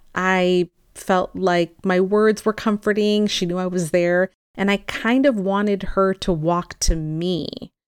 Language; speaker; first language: English; early bilingual, other home language; Spanish